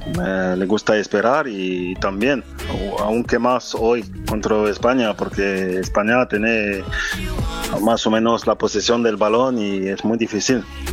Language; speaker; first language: Spanish; non-native, fluent; French